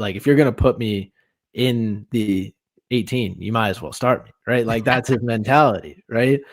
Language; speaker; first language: English; native; English